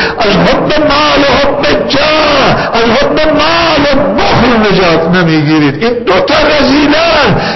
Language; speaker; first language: Persian; non-native, local second language; Baluchi